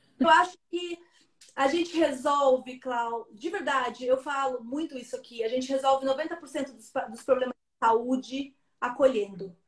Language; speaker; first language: Portuguese; native; Portuguese